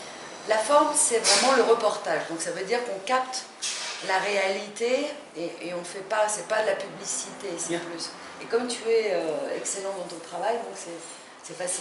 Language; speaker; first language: French; non-native, fluent; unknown